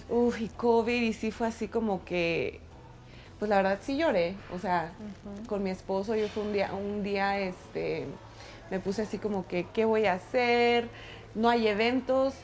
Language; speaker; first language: Spanish; native; Spanish